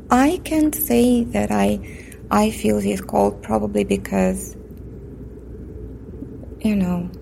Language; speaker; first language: English; non-native, fluent; Russian